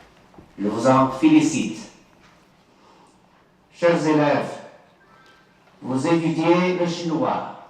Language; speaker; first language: French; non-native, fluent; Chinese